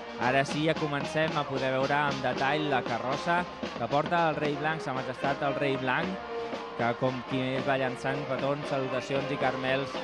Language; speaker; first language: Catalan; native; Catalan